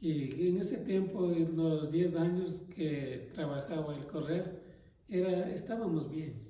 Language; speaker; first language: Spanish; non-native, local second language; Quechua